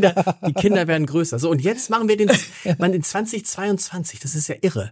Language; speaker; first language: German; native; German